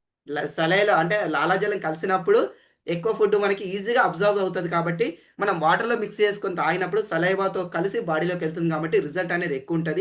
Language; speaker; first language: Telugu; native; Telugu